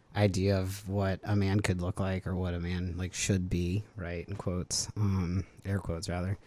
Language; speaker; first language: English; native; English